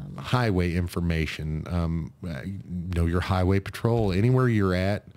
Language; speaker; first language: English; native; English